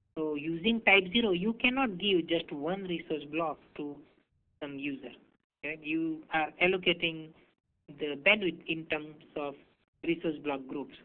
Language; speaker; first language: English; non-native, local second language; Hindi